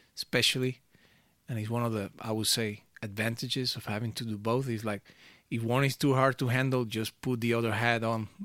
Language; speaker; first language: English; early bilingual, other home language; Portuguese